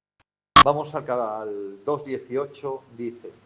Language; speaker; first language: Spanish; native; Spanish